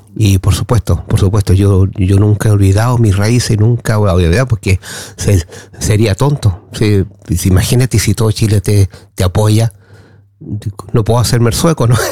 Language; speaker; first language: Spanish; native; Spanish